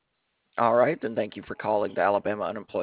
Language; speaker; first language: English; native; English